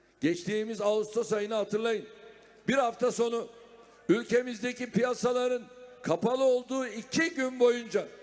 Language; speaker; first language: Turkish; native; Turkish